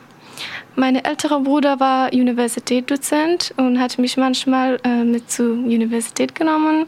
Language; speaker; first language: German; non-native, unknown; Persian